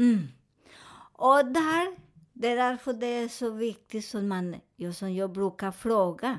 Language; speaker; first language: Swedish; non-native, learner; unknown